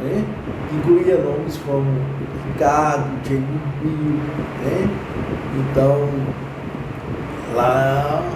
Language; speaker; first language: Portuguese; native; Portuguese